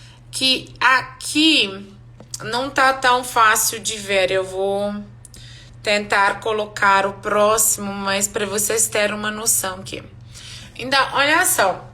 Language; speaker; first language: Portuguese; non-native, fluent; English